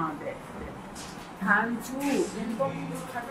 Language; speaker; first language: Korean; non-native, learner; Dutch